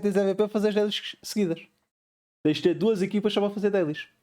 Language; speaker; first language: Portuguese; native; Portuguese